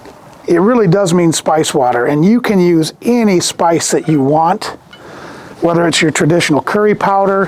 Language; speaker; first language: English; native; English